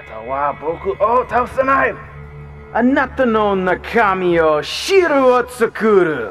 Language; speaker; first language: Japanese; non-native, learner; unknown